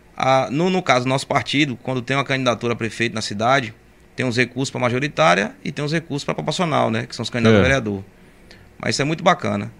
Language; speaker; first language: Portuguese; native; Portuguese